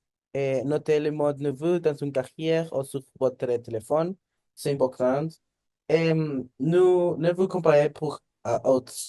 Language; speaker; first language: French; non-native, learner; Spanish